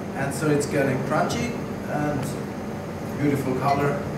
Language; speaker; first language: English; non-native, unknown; German